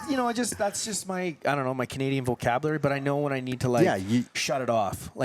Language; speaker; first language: English; native; English